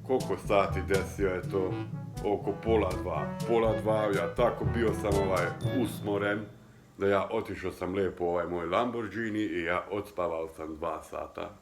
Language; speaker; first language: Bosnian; non-native, local second language; Hungarian